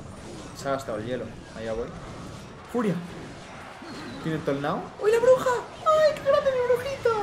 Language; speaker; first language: Spanish; native; Spanish